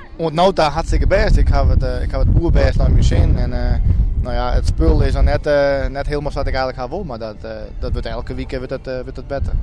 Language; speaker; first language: Dutch; non-native, local second language; Western Frisian